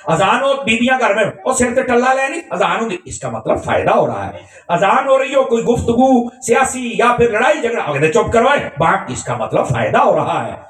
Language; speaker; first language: Urdu; non-native, local second language; Punjabi